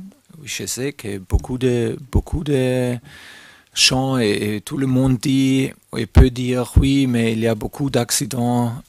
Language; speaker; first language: French; non-native, fluent; German